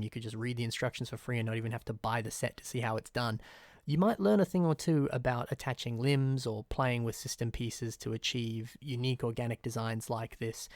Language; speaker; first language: English; native; English